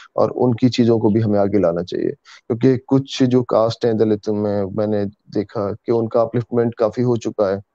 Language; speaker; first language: Hindi; native; Hindi